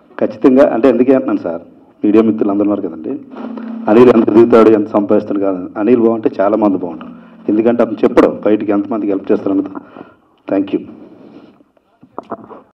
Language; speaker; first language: Telugu; native; Telugu